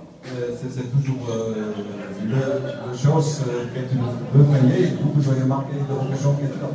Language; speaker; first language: French; non-native, learner; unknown